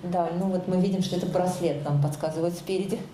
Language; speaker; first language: Russian; native; Russian